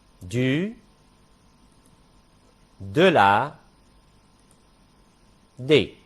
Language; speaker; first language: French; non-native, fluent; Arabic